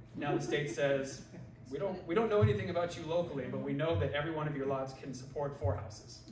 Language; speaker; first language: English; native; English